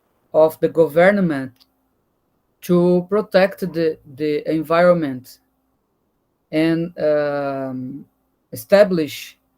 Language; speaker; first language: English; non-native, learner; Portuguese